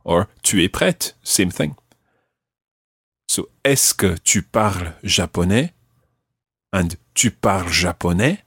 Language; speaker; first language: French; non-native, fluent; English